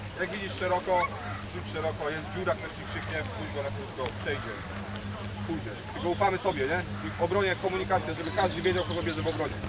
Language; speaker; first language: Polish; native; Polish